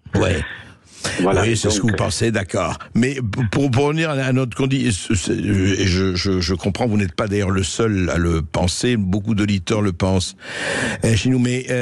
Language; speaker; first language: French; native; French